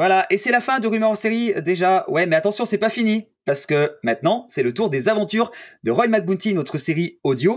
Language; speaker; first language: French; native; French